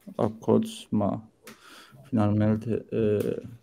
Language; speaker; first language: Italian; non-native, learner; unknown